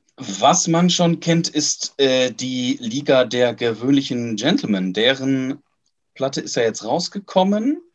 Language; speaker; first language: German; native; German